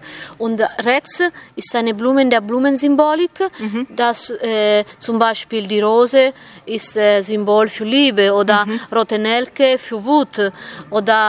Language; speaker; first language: German; non-native, fluent; Italian